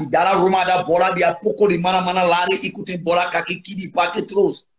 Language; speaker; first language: Indonesian; non-native, fluent; English